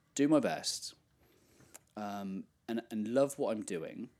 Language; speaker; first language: English; native; English